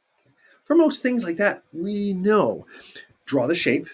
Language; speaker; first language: English; native; English